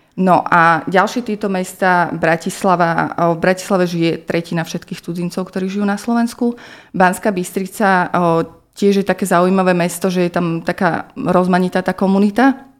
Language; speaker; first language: Slovak; native; Slovak